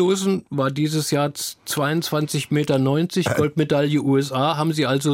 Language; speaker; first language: German; native; German